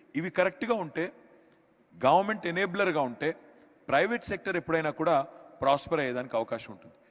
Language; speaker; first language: Telugu; native; Telugu